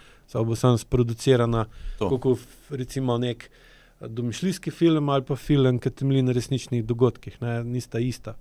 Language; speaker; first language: Slovenian; native; Slovenian